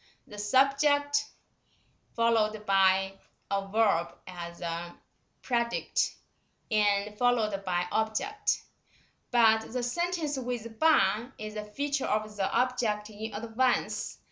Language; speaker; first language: English; non-native, fluent; Chinese